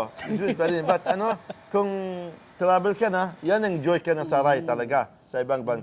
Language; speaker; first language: Filipino; non-native, learner; Arabic